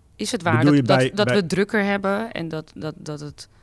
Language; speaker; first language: Dutch; early bilingual, other home language; Greek